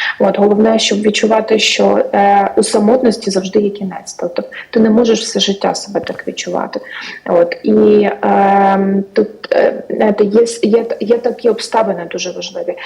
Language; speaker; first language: Ukrainian; native; Ukrainian